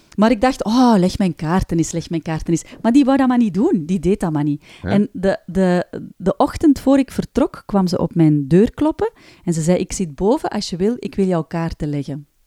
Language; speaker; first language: Dutch; native; Dutch